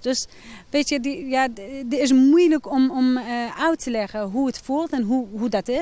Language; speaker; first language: Dutch; non-native, fluent; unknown